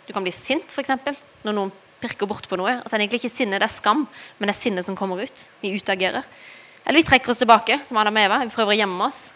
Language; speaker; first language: Norwegian; early bilingual, heritage; Norwegian